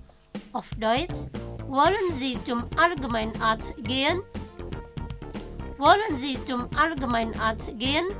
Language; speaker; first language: German; non-native, fluent; Indonesian